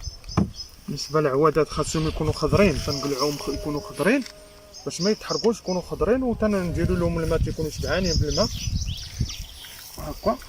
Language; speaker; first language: Arabic; native; Arabic